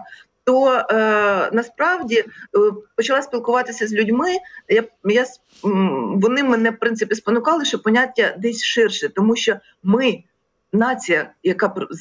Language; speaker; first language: Ukrainian; native; Ukrainian